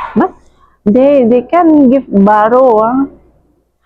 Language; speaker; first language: English; non-native, learner; Indonesian